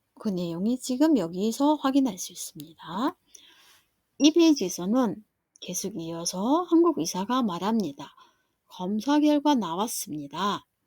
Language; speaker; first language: Korean; non-native, fluent; Mongolian